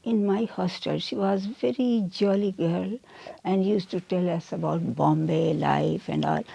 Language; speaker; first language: English; non-native, local second language; Urdu